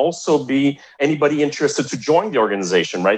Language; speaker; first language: English; non-native, fluent; French